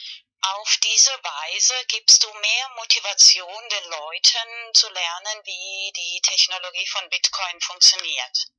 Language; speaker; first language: German; non-native, learner; Spanish